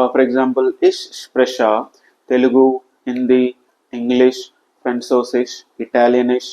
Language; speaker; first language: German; non-native, fluent; Telugu